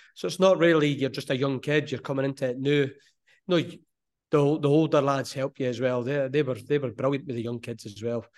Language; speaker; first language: English; native; English